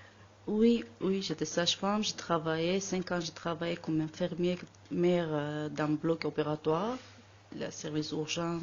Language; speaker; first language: French; non-native, learner; Armenian